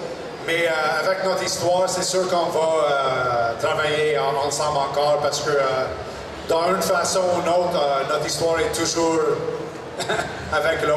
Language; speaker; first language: French; non-native, local second language; English